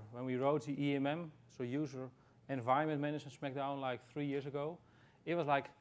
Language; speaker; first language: English; non-native, fluent; Dutch